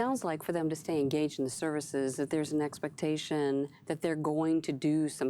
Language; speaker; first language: English; native; English